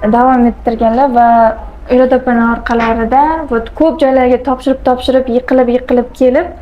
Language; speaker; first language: Uzbek; non-native, local second language; Kara-Kalpak